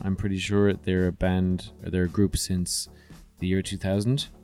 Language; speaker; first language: English; native; English